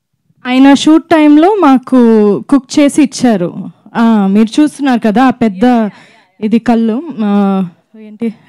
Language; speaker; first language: Telugu; non-native, fluent; Malayalam